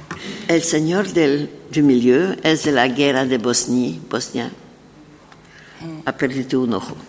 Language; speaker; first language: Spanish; non-native, learner; French